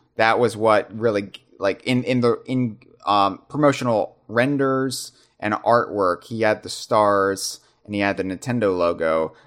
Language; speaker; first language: English; native; English